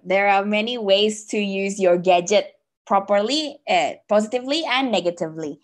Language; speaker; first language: English; early bilingual, other home language; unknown